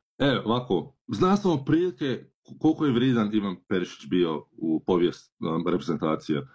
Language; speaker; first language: Serbian; early bilingual, heritage; Croatian